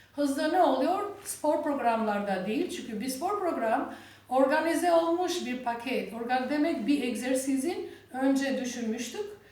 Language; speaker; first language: Turkish; non-native, learner; Albanian